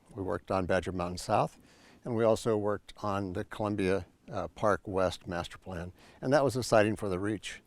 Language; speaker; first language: English; native; English